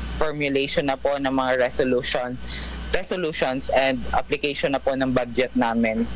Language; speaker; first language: Filipino; native; Filipino